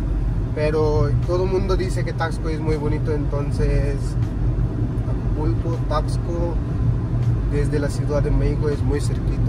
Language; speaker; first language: Spanish; non-native, learner; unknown